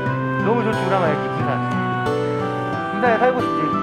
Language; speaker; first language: Korean; native; Korean